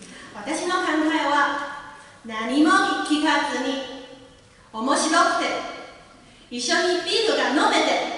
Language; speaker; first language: Japanese; non-native, learner; Chinese